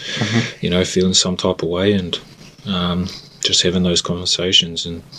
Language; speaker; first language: English; native; English